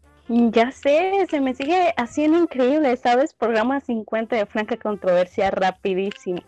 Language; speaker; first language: Spanish; native; Spanish